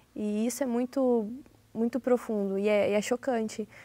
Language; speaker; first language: Portuguese; native; Portuguese